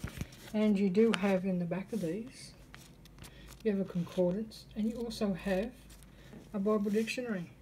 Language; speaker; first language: English; native; English